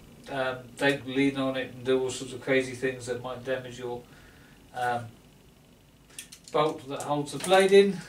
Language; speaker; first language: English; native; English